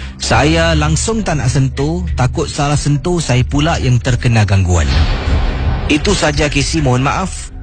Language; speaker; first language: Malay; native; Malay